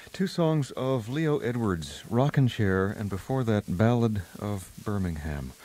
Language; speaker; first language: English; native; English